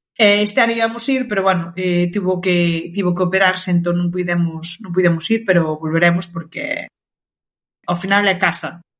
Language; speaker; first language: Galician; early bilingual, other home language; Kabuverdianu